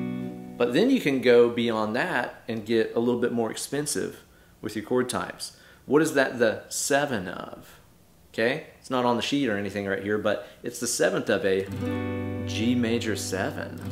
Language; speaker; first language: English; native; English